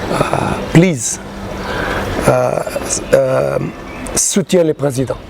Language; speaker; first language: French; non-native, learner; Portuguese